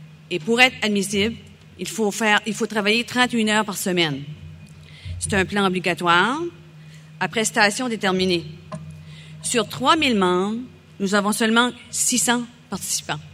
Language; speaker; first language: French; native; French